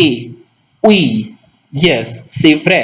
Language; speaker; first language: French; non-native, local second language; Hindi